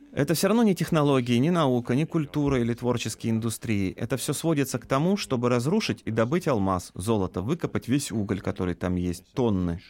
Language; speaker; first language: Russian; non-native, local second language; Lithuanian